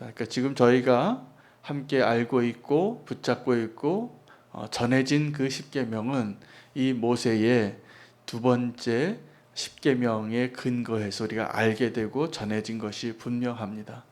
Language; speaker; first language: Korean; native; Korean